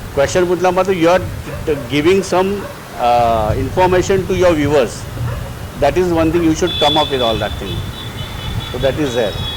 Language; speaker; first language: Hindi; non-native, local second language; Marathi